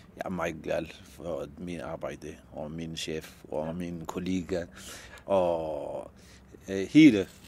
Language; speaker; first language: Danish; non-native, learner; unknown